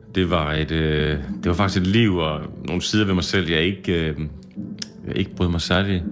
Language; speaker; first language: Danish; native; Danish